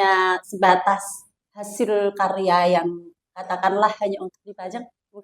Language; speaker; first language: Indonesian; non-native, local second language; Javanese